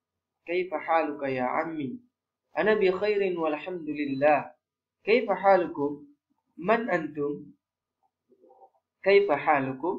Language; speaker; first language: Arabic; non-native, fluent; Indonesian